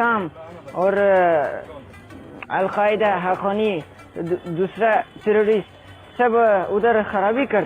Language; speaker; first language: Hindi; non-native, learner; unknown